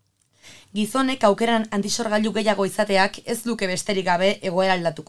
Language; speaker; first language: Basque; native; Basque